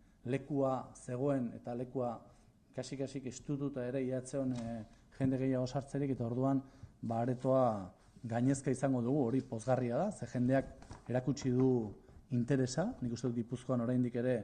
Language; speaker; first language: Basque; native; Basque